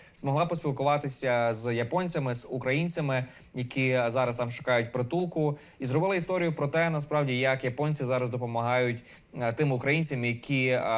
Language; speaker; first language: Ukrainian; native; Ukrainian